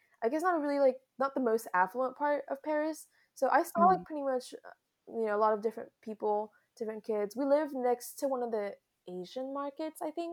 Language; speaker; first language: English; early bilingual, other home language; French